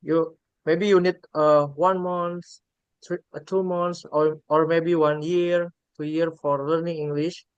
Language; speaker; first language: English; non-native, learner; Indonesian